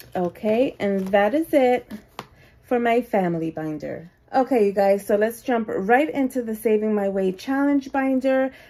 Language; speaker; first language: English; native; English